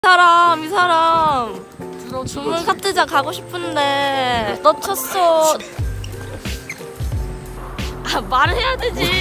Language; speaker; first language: Korean; non-native, learner; Chinese